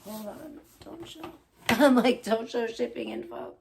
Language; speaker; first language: English; native; English